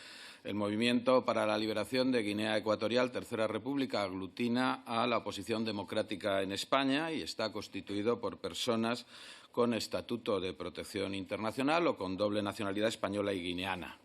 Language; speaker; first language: Spanish; native; Spanish